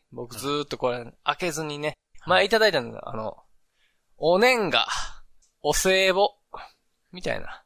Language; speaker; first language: Japanese; native; Japanese